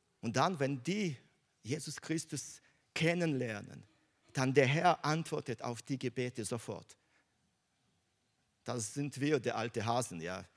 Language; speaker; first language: German; non-native, fluent; Russian